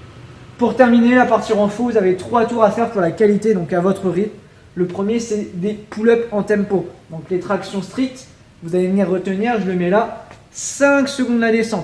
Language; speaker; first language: French; native; French